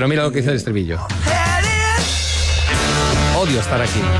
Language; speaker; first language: Spanish; native; Spanish